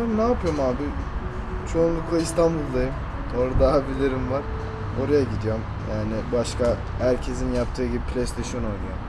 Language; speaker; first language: Turkish; early bilingual, heritage; Turkish